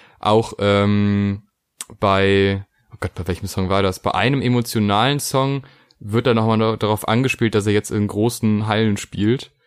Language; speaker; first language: German; native; German